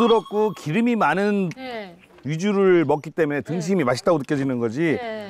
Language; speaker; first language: Korean; native; Korean